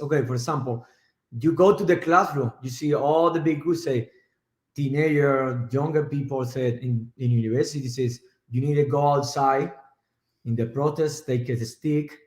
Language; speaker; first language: English; non-native, learner; Spanish